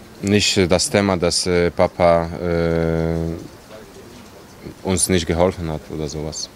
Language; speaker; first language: German; non-native, fluent; Polish